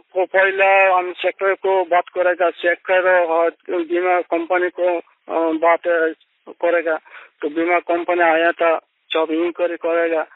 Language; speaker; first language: Hindi; non-native, local second language; Bangla